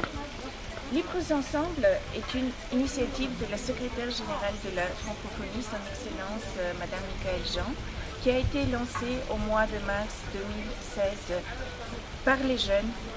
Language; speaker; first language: French; non-native, fluent; Bulgarian